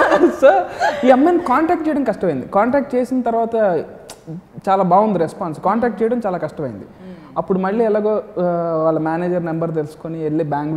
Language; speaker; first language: Telugu; native; Telugu